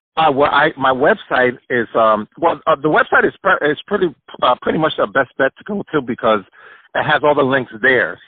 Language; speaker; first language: English; early bilingual, other home language; Spanish